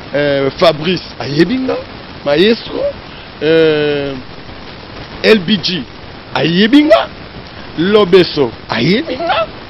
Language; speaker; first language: Lingala; native; Lingala